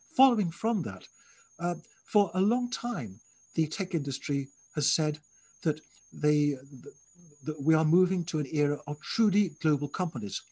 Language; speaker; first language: English; native; English